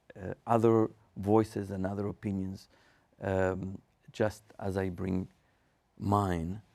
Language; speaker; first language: English; non-native, fluent; Spanish